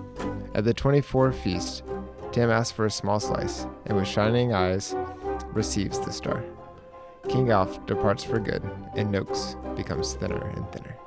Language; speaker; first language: English; native; English